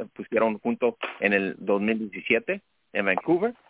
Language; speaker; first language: Spanish; early bilingual, heritage; Spanish